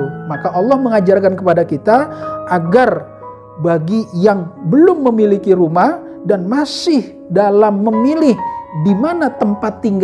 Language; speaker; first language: Indonesian; native; Indonesian